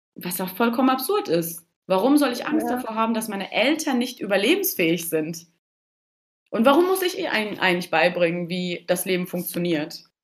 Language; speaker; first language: German; early bilingual, other home language; Turkish